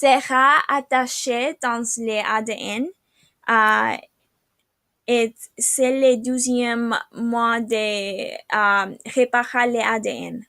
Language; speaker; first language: French; non-native, learner; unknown